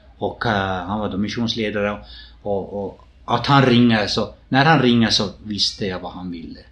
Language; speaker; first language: Swedish; native; Swedish